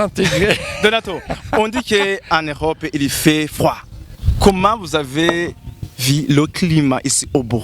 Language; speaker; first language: French; non-native, local second language; Rundi